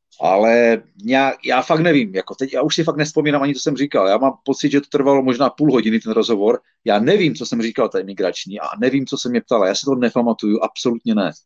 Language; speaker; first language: Czech; native; Czech